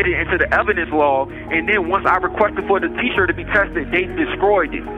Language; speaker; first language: English; native; English